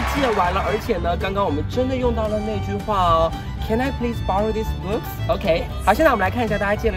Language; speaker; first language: Chinese; native; Chinese